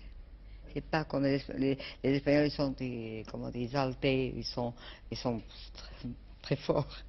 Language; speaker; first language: French; non-native, fluent; Portuguese